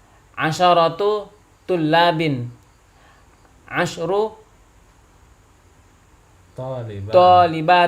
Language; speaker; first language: Arabic; non-native, learner; Indonesian